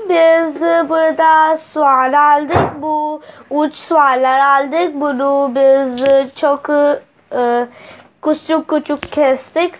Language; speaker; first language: Turkish; non-native, learner; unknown